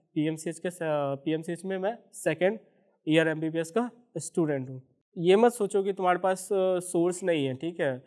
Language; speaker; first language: Hindi; native; Hindi